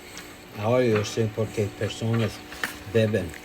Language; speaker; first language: Spanish; non-native, learner; English